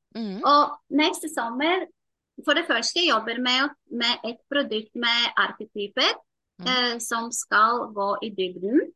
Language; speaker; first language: Norwegian; non-native, fluent; Latvian